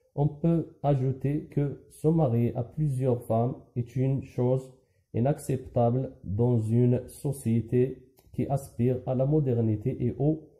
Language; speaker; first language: French; non-native, local second language; Arabic